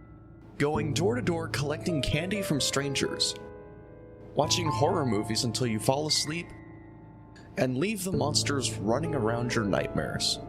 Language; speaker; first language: English; native; English